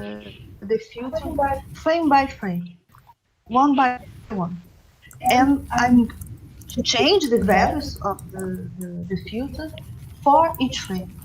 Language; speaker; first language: English; non-native, learner; Portuguese